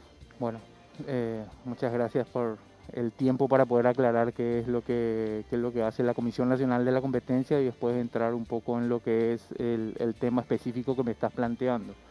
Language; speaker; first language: Spanish; native; Spanish